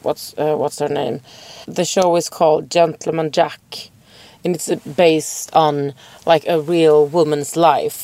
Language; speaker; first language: English; non-native, fluent; Swedish